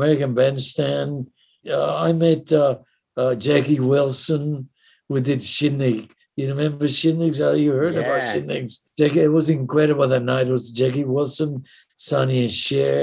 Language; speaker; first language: English; non-native, fluent; Italian